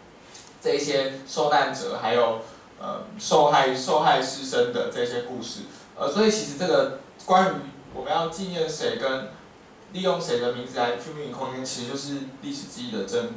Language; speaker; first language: Chinese; native; Chinese